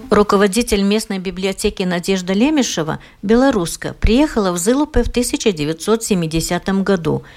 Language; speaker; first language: Russian; non-native, local second language; Latvian